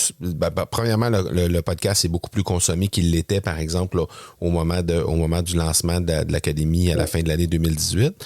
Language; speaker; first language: French; native; French